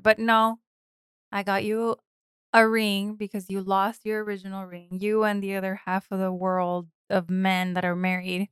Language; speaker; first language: English; early bilingual, other home language; Spanish